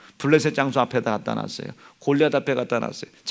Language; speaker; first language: Korean; native; Korean